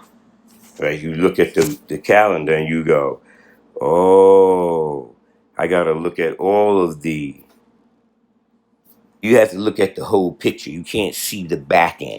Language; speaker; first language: English; native; English